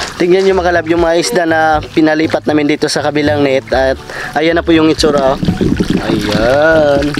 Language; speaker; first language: Filipino; non-native, local second language; Cebuano